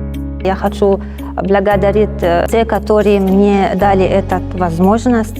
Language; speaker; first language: Russian; non-native, learner; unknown